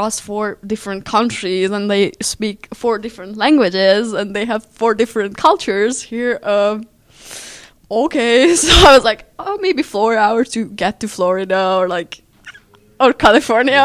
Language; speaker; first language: English; non-native, fluent; Hungarian